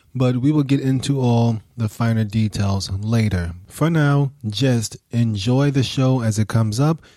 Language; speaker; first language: English; native; English